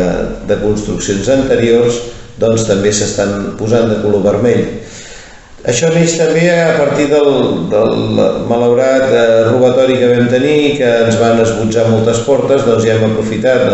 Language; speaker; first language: Catalan; native; Catalan